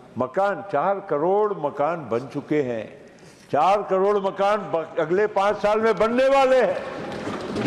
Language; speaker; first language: Hindi; non-native, local second language; Gujarati